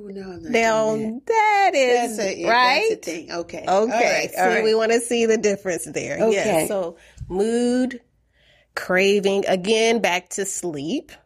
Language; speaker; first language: English; native; English